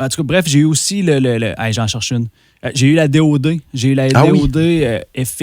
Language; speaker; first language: French; native; French